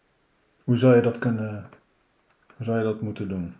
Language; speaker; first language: Dutch; native; Dutch